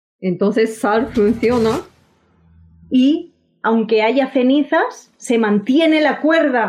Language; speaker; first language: Spanish; non-native, fluent; Japanese